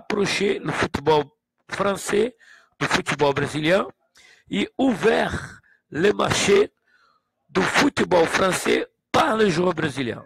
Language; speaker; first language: French; non-native, learner; Portuguese